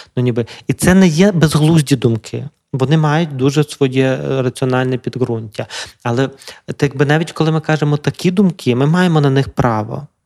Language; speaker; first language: Ukrainian; native; Ukrainian